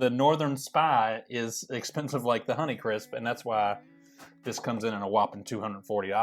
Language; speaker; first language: English; native; English